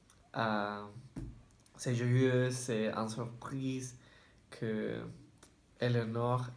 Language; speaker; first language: French; non-native, learner; Spanish